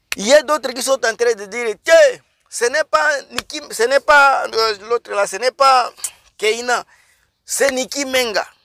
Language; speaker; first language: French; non-native, local second language; Lingala